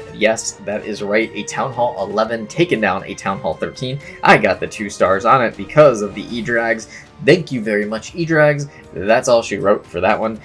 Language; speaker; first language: English; native; English